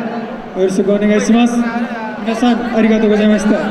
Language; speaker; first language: Japanese; non-native, learner; Nepali